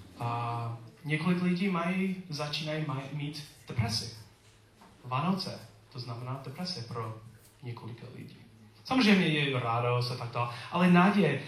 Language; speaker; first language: Czech; non-native, learner; English